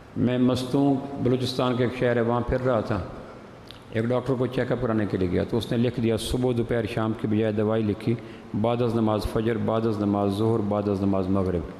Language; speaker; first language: Urdu; native; Urdu